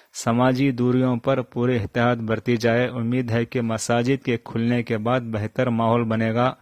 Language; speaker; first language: Hindi; non-native, local second language; Urdu